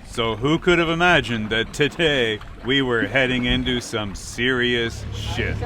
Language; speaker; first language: English; native; English